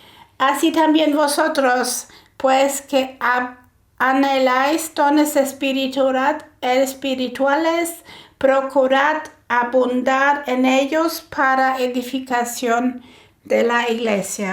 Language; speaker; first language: Spanish; non-native, fluent; German